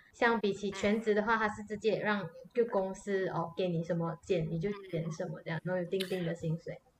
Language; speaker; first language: Chinese; native; Chinese